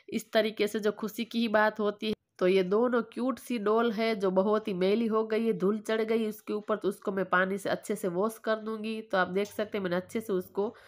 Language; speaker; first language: Hindi; non-native, local second language; Gujarati